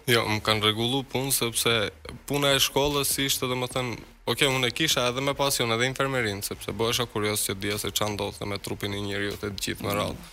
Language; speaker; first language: Albanian; native; Albanian